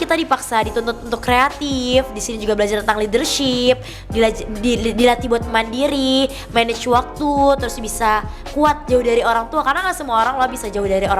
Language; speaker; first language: Indonesian; native; Indonesian